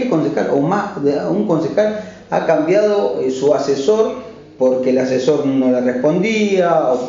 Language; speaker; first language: Spanish; native; Spanish